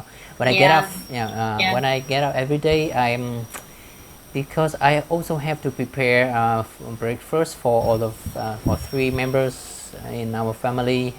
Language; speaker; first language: English; non-native, fluent; Vietnamese